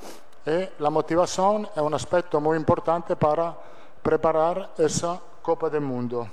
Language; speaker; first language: Portuguese; non-native, fluent; Italian